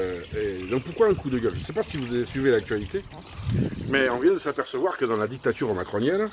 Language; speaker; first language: French; native; French